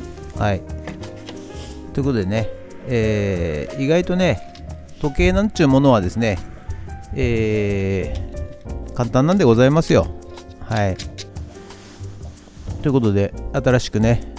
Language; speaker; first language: Japanese; native; Japanese